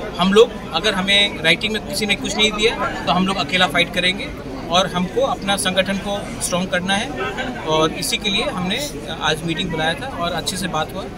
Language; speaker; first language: Hindi; non-native, local second language; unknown